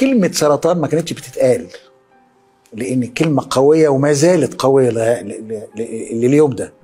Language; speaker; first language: Arabic; native; Arabic